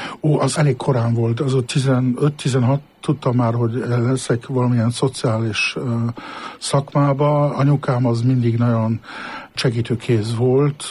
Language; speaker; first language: Hungarian; early bilingual, heritage; Hungarian